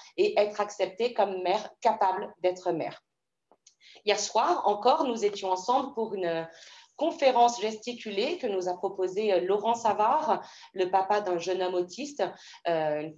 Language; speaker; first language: French; native; French